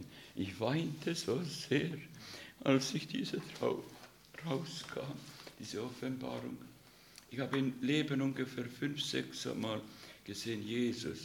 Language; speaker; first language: German; non-native, learner; Russian